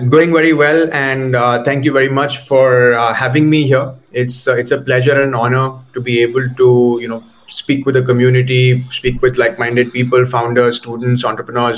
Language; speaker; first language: English; non-native, local second language; Hindi